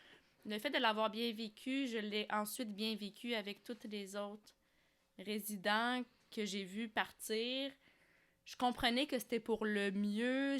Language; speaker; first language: French; early bilingual, other home language; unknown